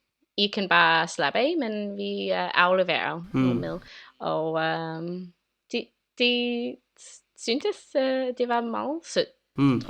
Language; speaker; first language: Danish; non-native, learner; English